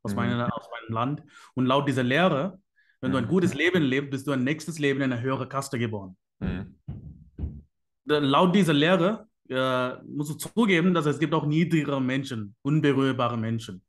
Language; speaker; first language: German; non-native, fluent; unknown